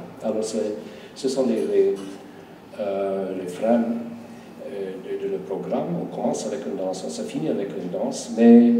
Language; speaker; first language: French; non-native, fluent; Hungarian